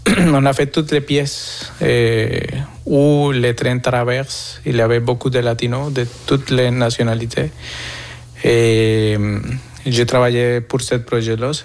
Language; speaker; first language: French; non-native, fluent; Spanish